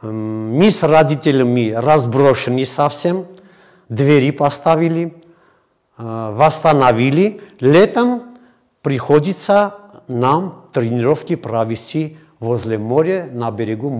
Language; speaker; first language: Russian; non-native, fluent; Armenian